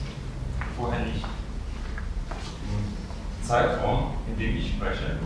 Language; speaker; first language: German; native; German